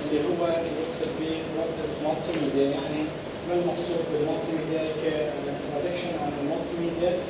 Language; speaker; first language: Arabic; native; Arabic